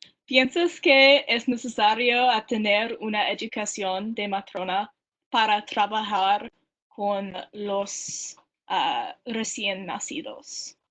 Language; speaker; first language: Spanish; non-native, learner; English